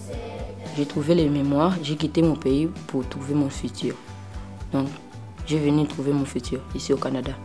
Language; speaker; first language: French; non-native, learner; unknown